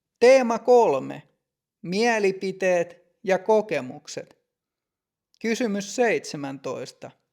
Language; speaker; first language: Finnish; native; Finnish